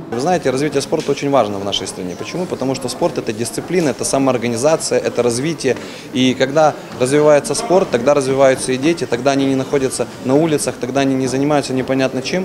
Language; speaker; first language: Russian; native; Russian